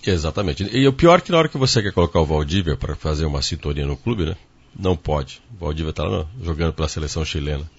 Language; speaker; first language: Portuguese; native; Portuguese